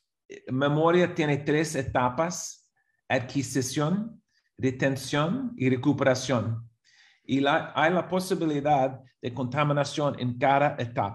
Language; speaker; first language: Spanish; non-native, fluent; English